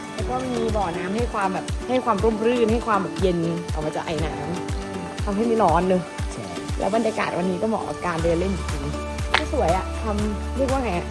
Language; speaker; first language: Thai; native; Thai